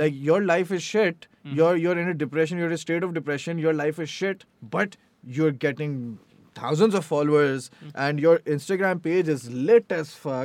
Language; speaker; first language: English; non-native, local second language; Hindi